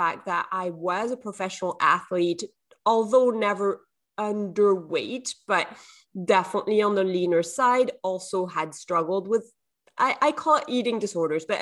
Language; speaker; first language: English; non-native, fluent; French